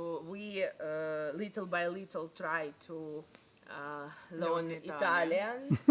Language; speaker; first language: English; non-native, learner; Ukrainian